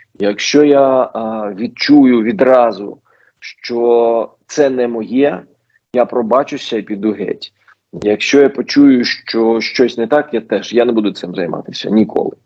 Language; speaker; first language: Ukrainian; non-native, local second language; Russian